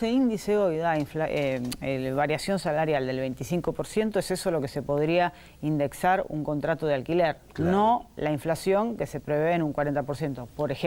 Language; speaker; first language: Spanish; native; Spanish